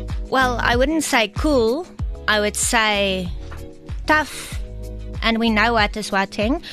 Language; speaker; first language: English; non-native, local second language; Afrikaans